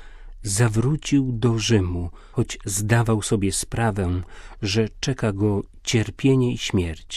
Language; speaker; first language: Polish; native; Polish